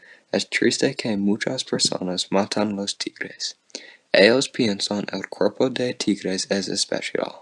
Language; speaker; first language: Spanish; non-native, learner; English